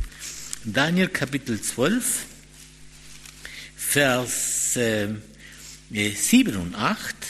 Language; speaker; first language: German; non-native, fluent; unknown